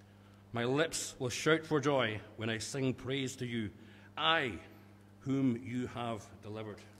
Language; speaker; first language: English; native; English